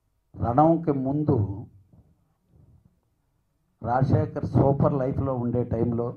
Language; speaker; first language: Telugu; native; Telugu